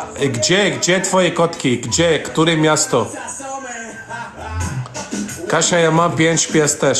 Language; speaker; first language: Polish; non-native, learner; Arabic